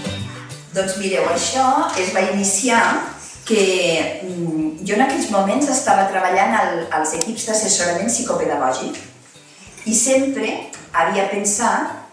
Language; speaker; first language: Catalan; native; Catalan